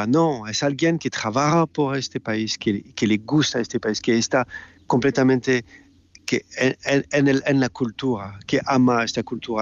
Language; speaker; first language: Spanish; non-native, learner; French